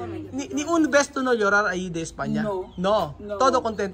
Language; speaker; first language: Spanish; non-native, learner; Filipino